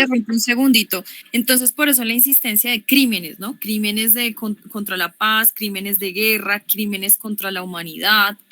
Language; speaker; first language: Spanish; native; Spanish